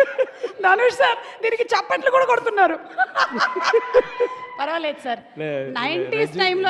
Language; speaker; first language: Telugu; native; Telugu